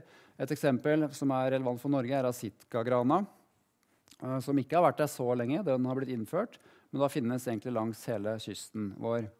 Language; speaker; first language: Norwegian; native; Norwegian